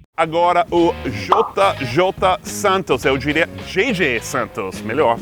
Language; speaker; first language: Portuguese; non-native, fluent; English